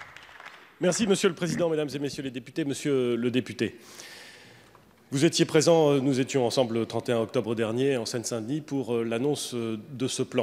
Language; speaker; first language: French; native; French